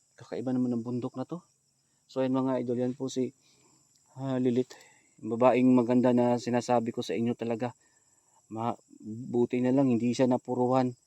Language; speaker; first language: Filipino; native; Filipino